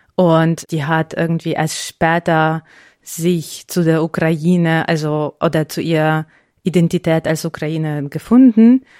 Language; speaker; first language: German; non-native, fluent; Ukrainian